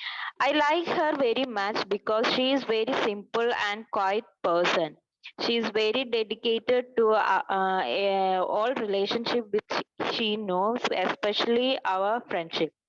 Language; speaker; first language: English; non-native, learner; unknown